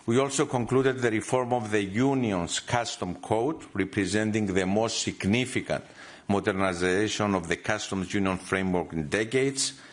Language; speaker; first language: English; non-native, fluent; Greek